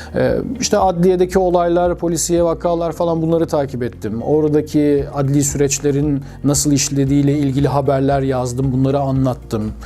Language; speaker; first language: Turkish; native; Turkish